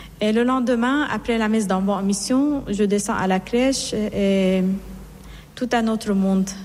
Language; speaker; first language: French; non-native, fluent; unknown